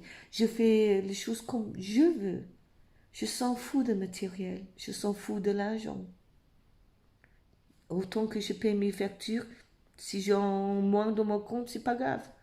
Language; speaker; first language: French; non-native, fluent; English